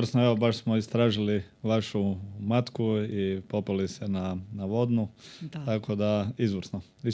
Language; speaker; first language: Croatian; native; Croatian